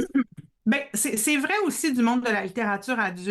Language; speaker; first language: French; native; French